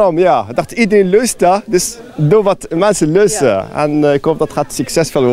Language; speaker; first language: Dutch; non-native, fluent; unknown